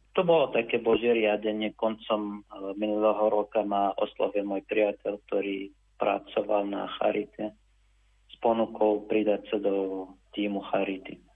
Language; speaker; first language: Slovak; non-native, fluent; Arabic